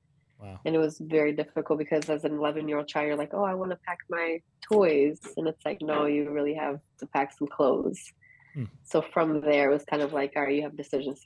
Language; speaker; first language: English; early bilingual, other home language; Greek